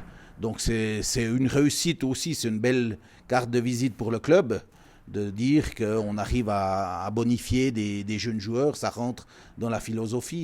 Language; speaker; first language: French; native; French